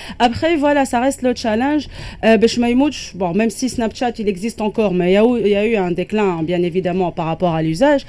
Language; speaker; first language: French; non-native, local second language; Arabic